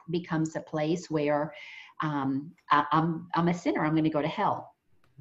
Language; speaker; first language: English; native; English